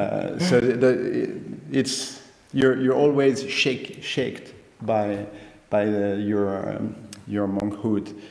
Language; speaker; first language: English; non-native, fluent; French